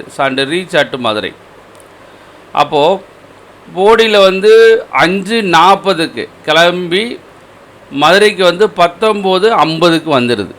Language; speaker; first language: Tamil; native; Tamil